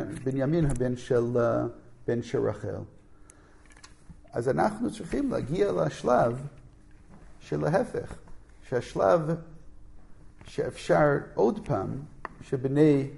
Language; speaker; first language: Hebrew; non-native, fluent; English